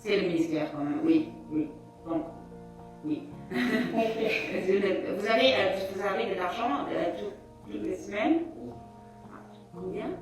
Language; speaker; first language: French; non-native, local second language; Luxembourgish